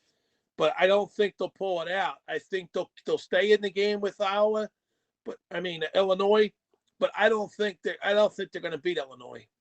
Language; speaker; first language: English; native; English